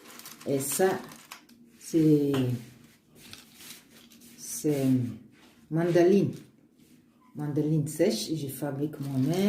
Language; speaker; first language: French; non-native, learner; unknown